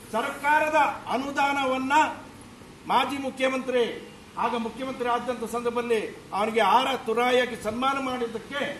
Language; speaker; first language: Kannada; non-native, local second language; Kodava